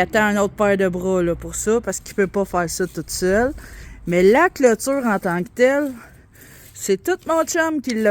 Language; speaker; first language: French; native; French